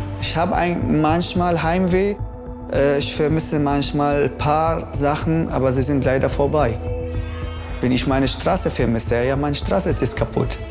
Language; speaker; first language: German; non-native, learner; Arabic